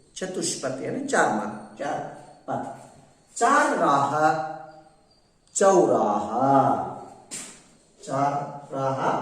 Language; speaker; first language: Hindi; non-native, local second language; Kannada